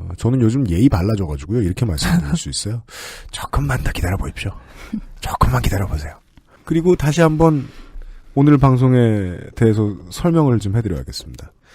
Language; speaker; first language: Korean; native; Korean